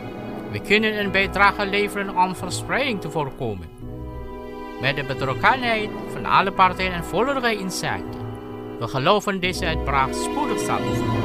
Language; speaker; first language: Dutch; non-native, fluent; Indonesian